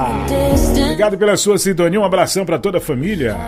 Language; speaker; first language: Portuguese; native; Portuguese